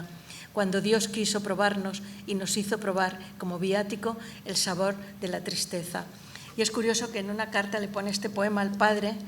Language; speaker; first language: Spanish; native; Spanish